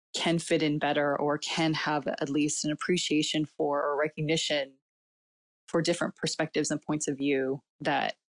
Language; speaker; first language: English; early bilingual, other home language; Cantonese